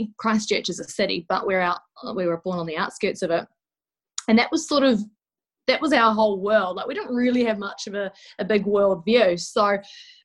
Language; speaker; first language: English; native; English